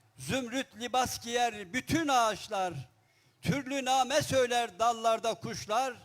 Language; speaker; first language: Turkish; native; Turkish